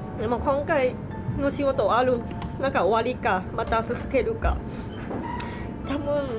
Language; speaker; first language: Japanese; non-native, learner; Thai